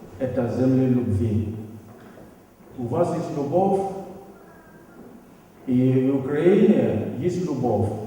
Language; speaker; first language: Russian; non-native, learner; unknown